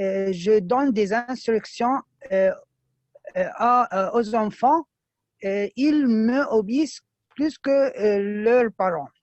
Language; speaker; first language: French; non-native, fluent; Arabic